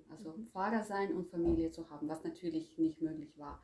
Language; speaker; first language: German; non-native, fluent; Croatian